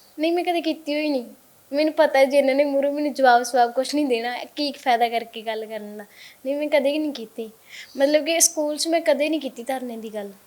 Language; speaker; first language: Punjabi; native; Punjabi